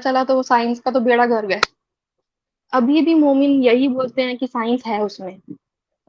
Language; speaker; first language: Hindi; native; Hindi